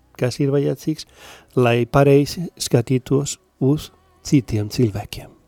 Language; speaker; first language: Latvian; non-native, learner; Spanish